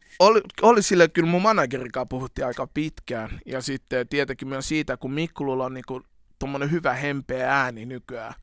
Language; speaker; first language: Finnish; early bilingual, other home language; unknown